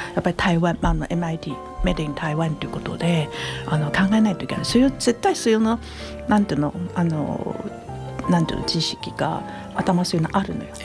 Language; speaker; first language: Japanese; non-native, fluent; Chinese